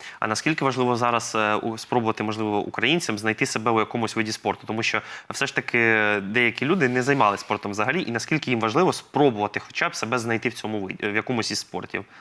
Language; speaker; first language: Ukrainian; native; Ukrainian